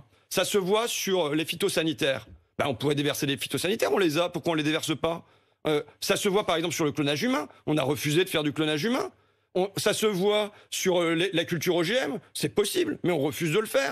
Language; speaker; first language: French; native; French